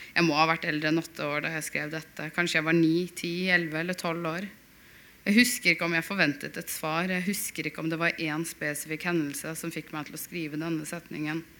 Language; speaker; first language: Norwegian; early bilingual, other home language; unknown